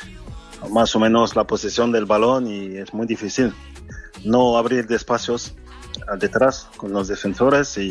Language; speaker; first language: Spanish; non-native, fluent; French